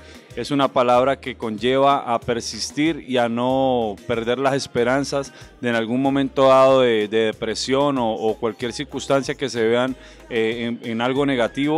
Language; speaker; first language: Spanish; native; Spanish